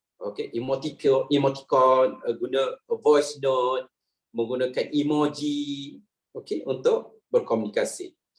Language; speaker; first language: Malay; native; Malay